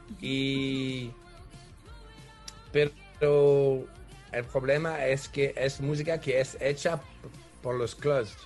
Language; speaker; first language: Spanish; non-native, fluent; French